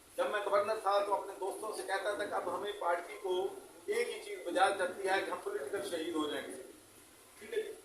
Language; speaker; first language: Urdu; non-native, local second language; Punjabi